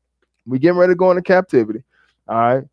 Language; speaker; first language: English; native; English